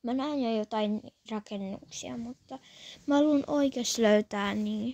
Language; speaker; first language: Finnish; early bilingual, other home language; Polish